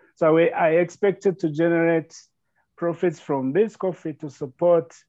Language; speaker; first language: English; non-native, local second language; Kinyarwanda